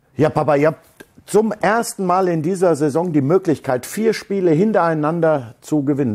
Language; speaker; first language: German; native; German